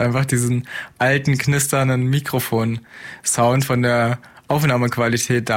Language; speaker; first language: German; native; German